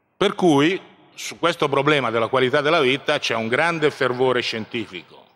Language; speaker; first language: Italian; native; Italian